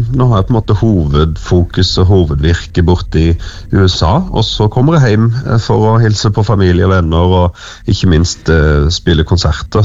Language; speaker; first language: Norwegian; native; Norwegian